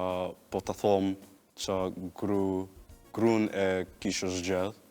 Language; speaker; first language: Albanian; non-native, learner; English